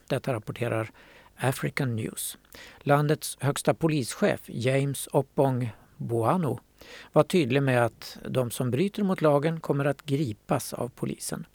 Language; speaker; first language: Swedish; native; Swedish